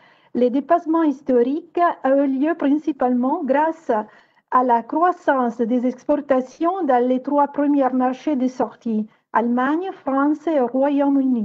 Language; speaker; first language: French; non-native, fluent; Italian